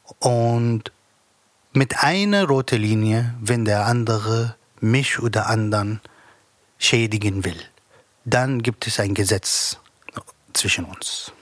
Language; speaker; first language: German; non-native, learner; Arabic